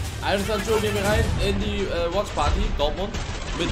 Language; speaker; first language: German; native; German